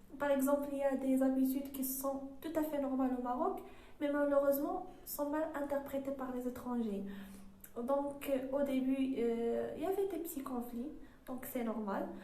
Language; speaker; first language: French; non-native, local second language; Arabic